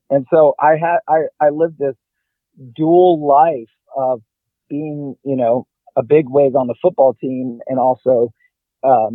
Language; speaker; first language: English; native; English